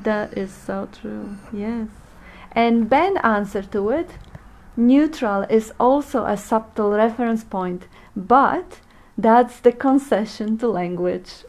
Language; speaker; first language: English; non-native, fluent; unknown